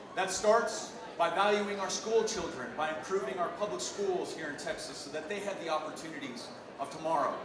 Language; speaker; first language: English; early bilingual, other home language; Spanish